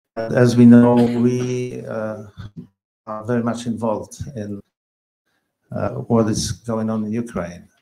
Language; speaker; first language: English; non-native, fluent; Polish